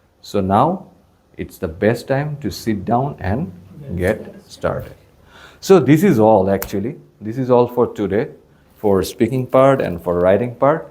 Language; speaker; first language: English; non-native, local second language; Bangla